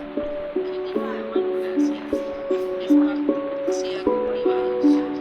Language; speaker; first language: Spanish; native; Spanish